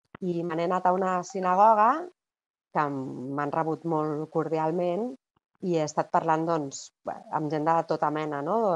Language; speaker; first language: Catalan; native; Catalan